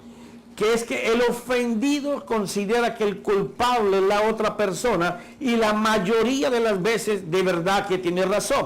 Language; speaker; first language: Spanish; native; Spanish